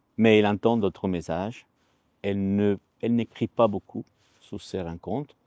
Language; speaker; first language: French; non-native, fluent; Spanish